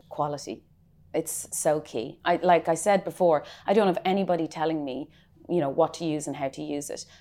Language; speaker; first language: English; native; English